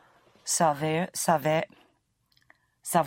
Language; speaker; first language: French; non-native, learner; English